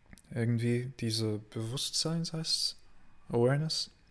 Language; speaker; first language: German; non-native, learner; Arabic